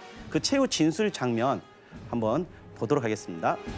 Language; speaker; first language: Korean; native; Korean